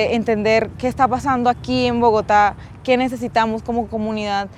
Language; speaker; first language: Spanish; native; Spanish